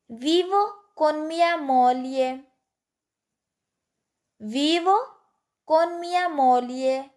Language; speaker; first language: Italian; non-native, fluent; Urdu